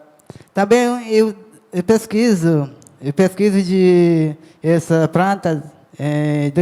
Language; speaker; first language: Portuguese; non-native, local second language; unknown